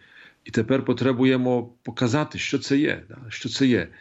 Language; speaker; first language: Polish; non-native, learner; Ukrainian